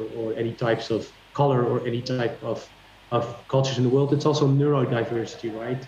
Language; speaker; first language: English; non-native, fluent; Dutch